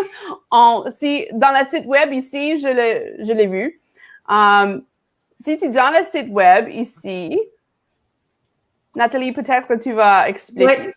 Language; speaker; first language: French; non-native, learner; English